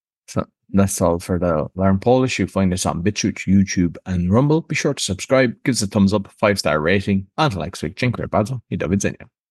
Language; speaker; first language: English; native; English